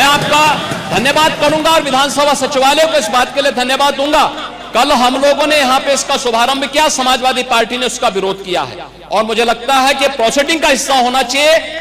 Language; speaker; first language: Hindi; native; Hindi